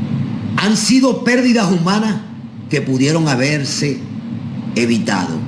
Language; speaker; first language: Spanish; native; Spanish